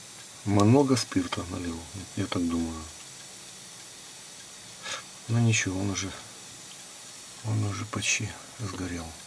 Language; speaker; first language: Russian; native; Russian